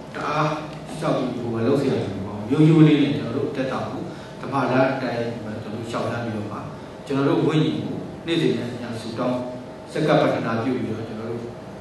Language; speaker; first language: Burmese; non-native, local second language; Kachin